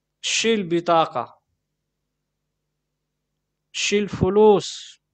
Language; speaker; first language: Arabic; non-native, learner; Urdu